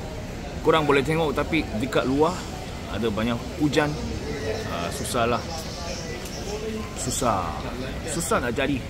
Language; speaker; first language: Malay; non-native, fluent; Korean